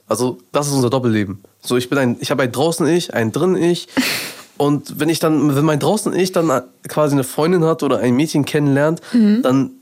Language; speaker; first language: German; early bilingual, other home language; Persian